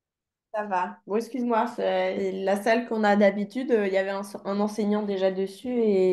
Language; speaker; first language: French; native; French